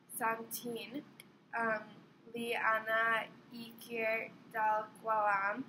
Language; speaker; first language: Arabic; non-native, learner; English